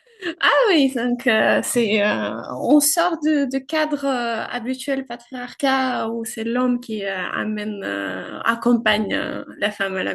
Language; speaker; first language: French; non-native, fluent; Ukrainian